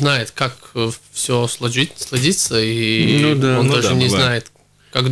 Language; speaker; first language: Russian; non-native, local second language; Latvian